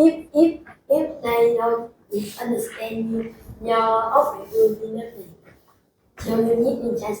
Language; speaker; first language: English; non-native, learner; Vietnamese